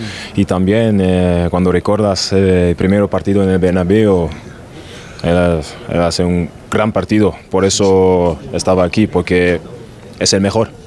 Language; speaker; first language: Spanish; non-native, learner; German